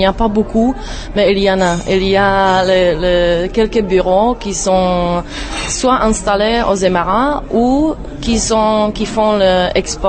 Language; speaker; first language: French; non-native, fluent; Czech